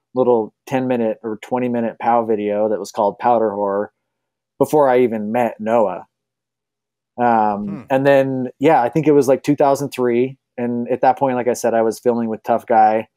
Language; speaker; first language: English; native; English